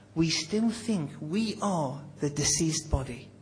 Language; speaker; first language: English; native; English